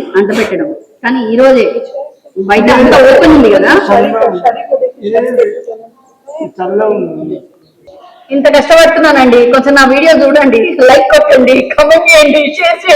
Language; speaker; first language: Telugu; non-native, local second language; Bangla